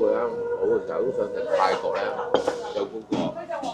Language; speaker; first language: Cantonese; native; Cantonese